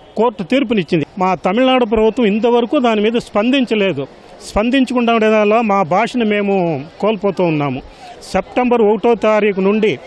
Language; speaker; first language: Telugu; native; Telugu